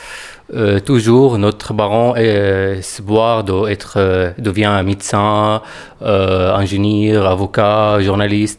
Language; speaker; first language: French; non-native, fluent; Arabic